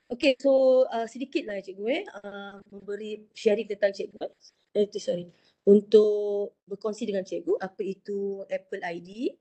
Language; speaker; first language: Malay; native; Malay